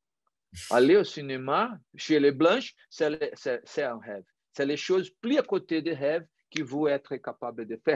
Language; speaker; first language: French; non-native, fluent; Portuguese